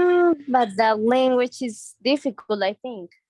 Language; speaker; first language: English; non-native, learner; Spanish